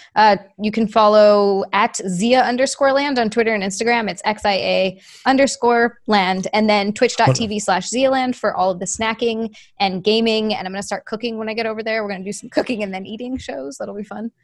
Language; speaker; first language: English; native; English